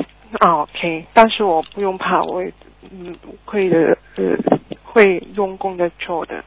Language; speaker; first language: Chinese; non-native, learner; Cantonese